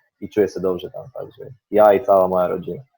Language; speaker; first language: Polish; non-native, fluent; Croatian